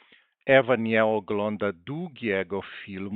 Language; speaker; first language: Polish; non-native, learner; Portuguese